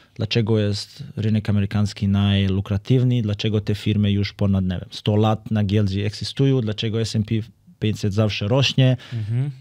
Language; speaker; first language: Polish; non-native, fluent; Serbian